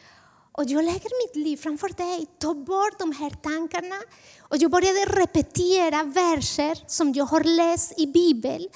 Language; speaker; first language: Swedish; non-native, fluent; Spanish